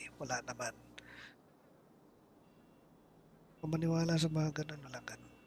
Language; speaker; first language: Filipino; native; Filipino